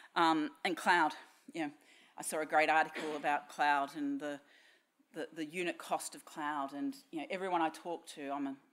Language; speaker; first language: English; native; English